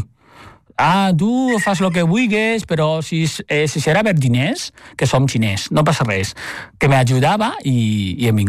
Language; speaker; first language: Catalan; non-native, fluent; Chinese